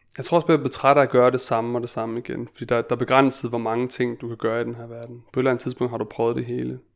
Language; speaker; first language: Danish; native; Danish